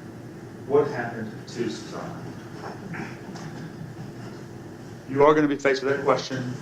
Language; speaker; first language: English; native; English